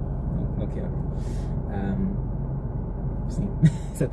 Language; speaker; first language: Portuguese; non-native, learner; English